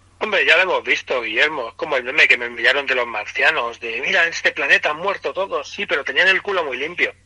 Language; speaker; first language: Spanish; native; Spanish